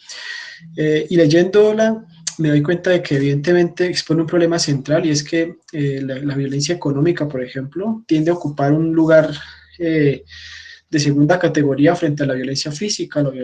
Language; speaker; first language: Spanish; native; Spanish